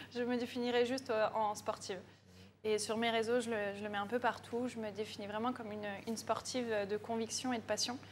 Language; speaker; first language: French; native; French